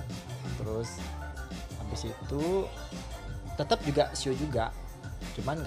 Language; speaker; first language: Indonesian; native; Indonesian